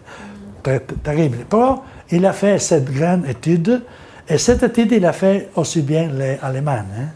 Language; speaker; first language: French; non-native, learner; Italian